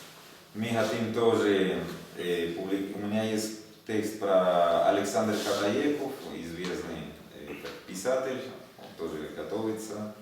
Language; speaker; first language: Russian; non-native, learner; Spanish